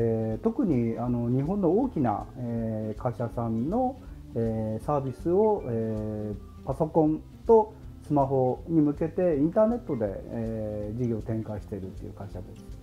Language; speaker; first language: Japanese; native; Japanese